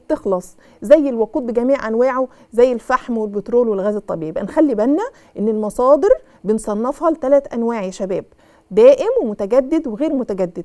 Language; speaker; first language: Arabic; native; Arabic